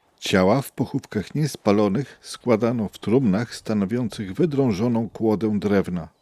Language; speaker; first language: Polish; native; Polish